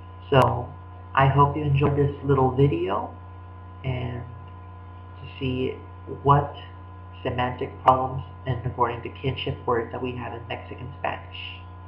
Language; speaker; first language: English; early bilingual, other home language; Spanish